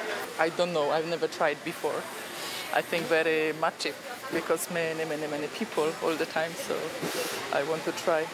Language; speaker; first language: English; non-native, fluent; Polish